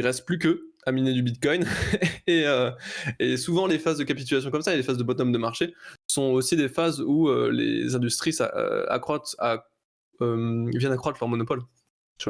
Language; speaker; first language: French; native; French